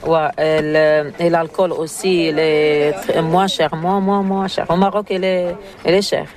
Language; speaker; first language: French; non-native, learner; Arabic